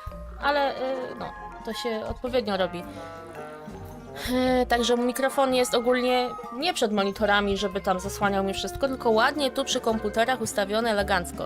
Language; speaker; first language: Polish; native; Polish